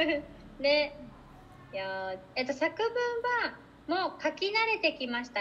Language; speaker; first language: Japanese; non-native, learner; Vietnamese